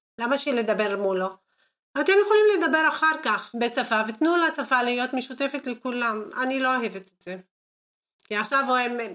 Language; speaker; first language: Hebrew; non-native, local second language; Arabic